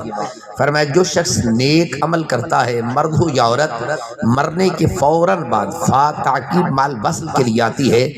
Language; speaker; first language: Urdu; non-native, local second language; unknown